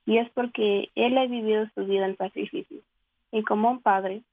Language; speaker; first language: Spanish; early bilingual, heritage; Spanish